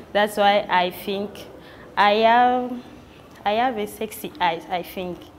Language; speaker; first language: English; non-native, learner; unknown